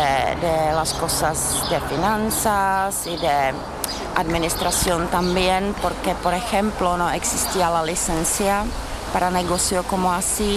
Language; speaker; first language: Spanish; non-native, fluent; Czech